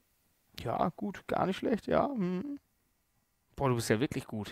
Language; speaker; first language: German; native; German